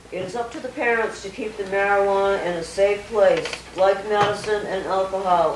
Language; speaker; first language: English; native; English